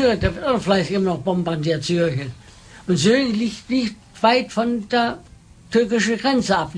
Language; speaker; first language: German; non-native, learner; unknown